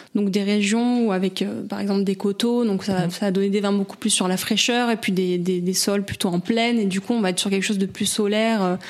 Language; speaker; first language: French; native; French